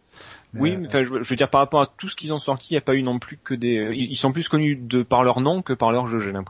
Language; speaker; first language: French; native; French